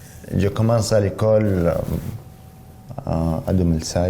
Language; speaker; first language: French; non-native, learner; Arabic